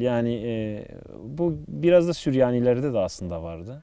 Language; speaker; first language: Turkish; native; Turkish